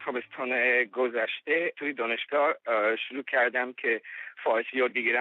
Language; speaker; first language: Persian; non-native, learner; English